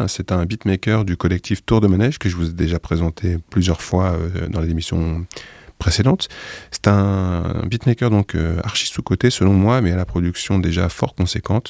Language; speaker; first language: French; native; French